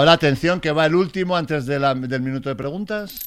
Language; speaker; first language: Spanish; native; Spanish